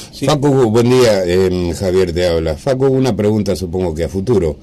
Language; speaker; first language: Spanish; native; Spanish